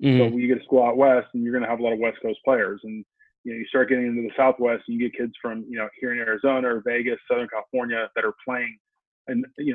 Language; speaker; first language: English; native; English